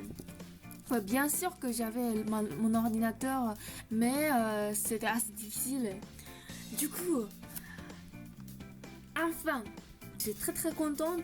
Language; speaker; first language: French; non-native, learner; Japanese